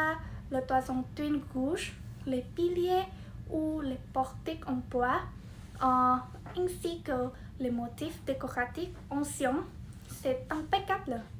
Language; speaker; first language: French; non-native, fluent; Vietnamese